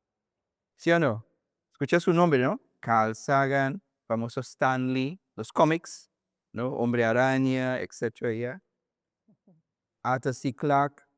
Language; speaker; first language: Spanish; non-native, learner; English